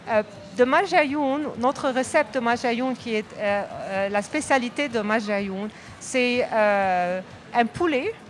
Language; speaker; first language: French; non-native, local second language; Arabic